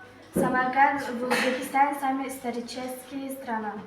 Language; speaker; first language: Russian; non-native, learner; Uzbek